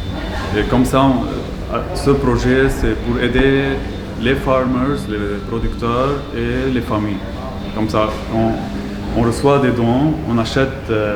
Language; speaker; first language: French; non-native, local second language; Arabic